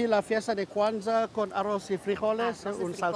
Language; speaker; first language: Spanish; non-native, learner; English